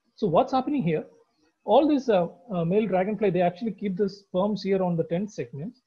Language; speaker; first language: English; non-native, local second language; Malayalam